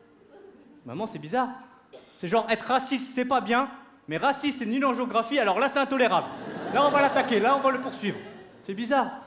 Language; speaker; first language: French; early bilingual, other home language; Vietnamese